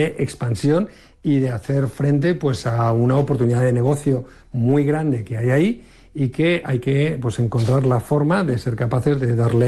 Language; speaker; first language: Spanish; native; Spanish